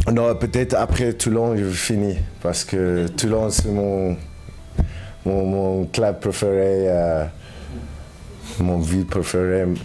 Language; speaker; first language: French; non-native, learner; English